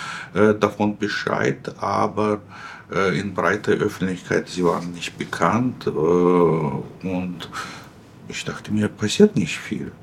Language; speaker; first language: German; non-native, fluent; Russian